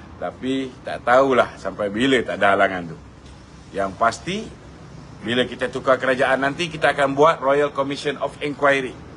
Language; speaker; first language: Malay; native; Malay